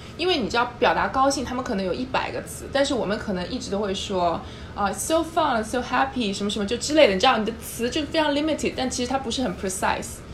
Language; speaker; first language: Chinese; native; Chinese